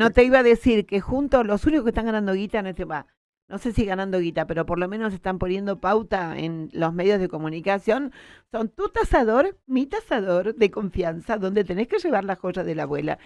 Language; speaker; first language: Spanish; native; Spanish